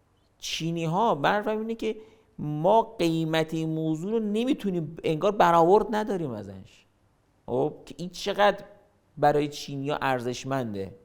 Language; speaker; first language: Persian; native; Persian